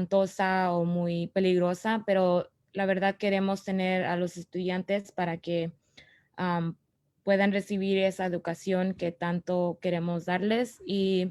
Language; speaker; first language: Spanish; early bilingual, other home language; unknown